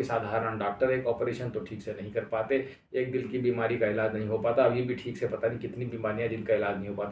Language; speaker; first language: Hindi; native; Hindi